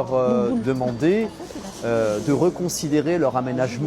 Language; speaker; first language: French; native; French